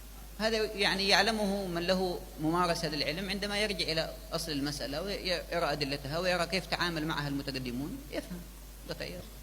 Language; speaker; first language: Arabic; native; Arabic